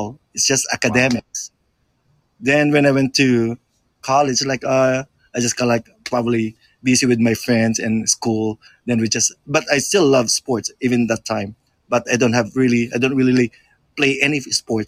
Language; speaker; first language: English; non-native, local second language; Filipino